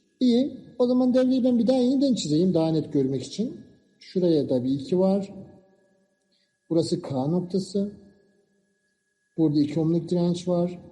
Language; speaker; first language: Turkish; native; Turkish